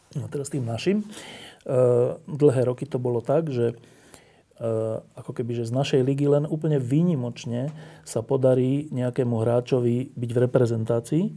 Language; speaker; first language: Slovak; native; Slovak